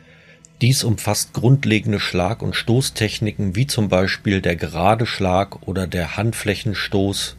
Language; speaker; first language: German; native; German